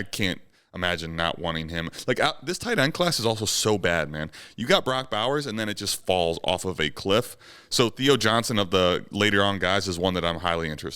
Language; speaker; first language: English; native; English